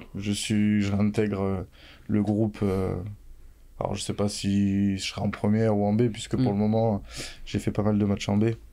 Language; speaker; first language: French; native; French